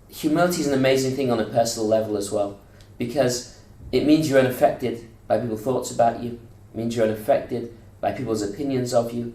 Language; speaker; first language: English; native; English